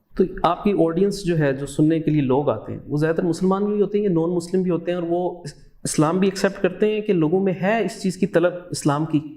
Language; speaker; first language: Urdu; native; Urdu